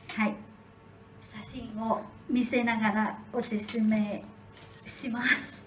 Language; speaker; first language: Japanese; non-native, learner; Vietnamese